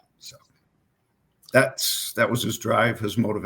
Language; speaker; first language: English; native; English